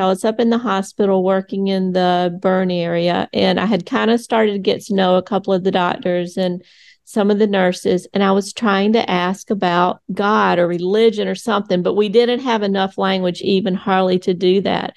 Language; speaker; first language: English; native; English